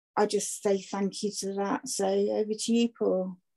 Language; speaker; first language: English; native; English